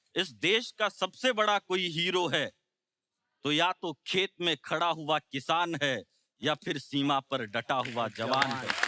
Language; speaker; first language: Hindi; native; Hindi